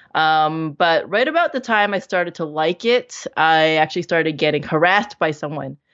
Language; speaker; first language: English; native; English